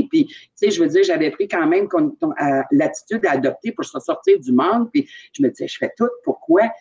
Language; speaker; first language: French; native; French